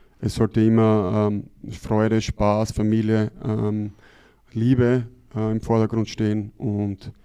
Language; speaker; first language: German; native; German